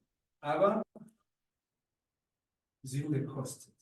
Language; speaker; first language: German; non-native, learner; Rundi